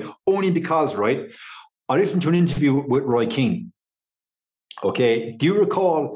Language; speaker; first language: English; native; English